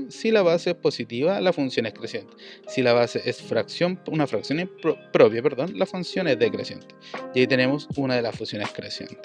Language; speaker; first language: Spanish; native; Spanish